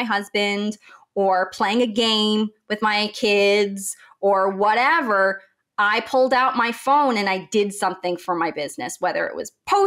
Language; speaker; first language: English; native; English